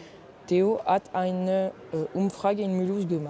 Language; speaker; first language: German; non-native, learner; French